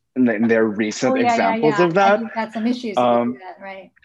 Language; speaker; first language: English; non-native, local second language; Filipino